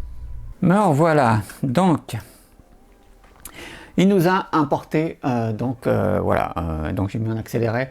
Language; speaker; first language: French; native; French